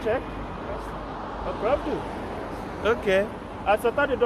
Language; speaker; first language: Czech; non-native, learner; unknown